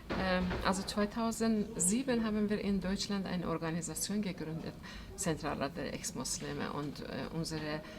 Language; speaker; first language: German; non-native, fluent; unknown